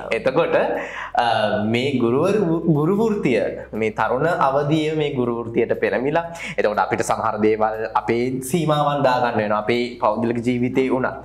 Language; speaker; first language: Sinhala; native; Sinhala